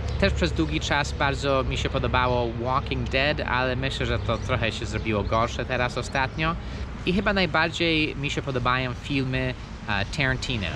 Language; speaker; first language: Polish; early bilingual, heritage; Polish